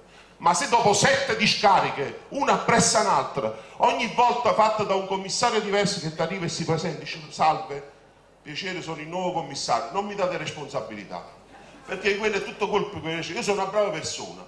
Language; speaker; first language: Italian; native; Italian